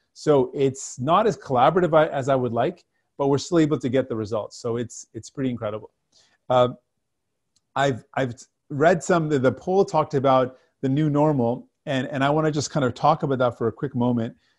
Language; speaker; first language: English; native; English